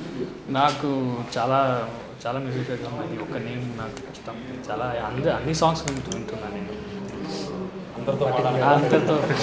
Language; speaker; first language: Telugu; non-native, learner; Malayalam